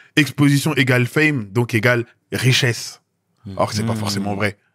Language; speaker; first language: French; native; French